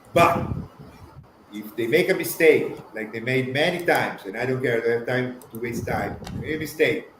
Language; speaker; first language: English; non-native, fluent; Italian